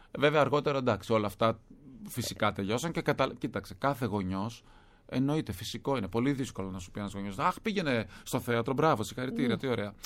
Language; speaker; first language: Greek; native; Greek